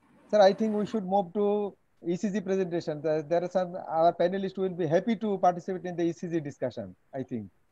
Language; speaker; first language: English; non-native, local second language; Bangla